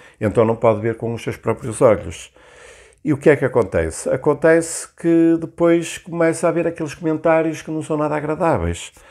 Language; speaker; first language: Portuguese; native; Portuguese